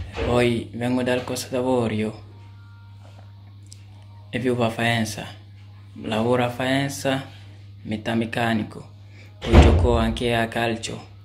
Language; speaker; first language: Italian; non-native, fluent; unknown